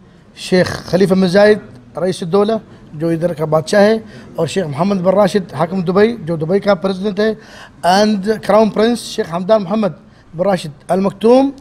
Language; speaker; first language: Hindi; non-native, fluent; Arabic